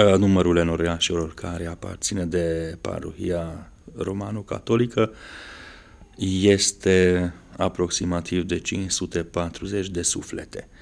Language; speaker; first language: Romanian; non-native, local second language; Hungarian